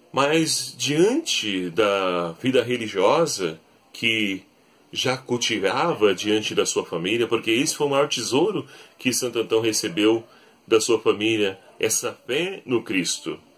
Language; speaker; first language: Portuguese; native; Portuguese